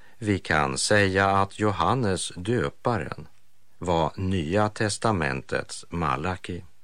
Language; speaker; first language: Swedish; native; Swedish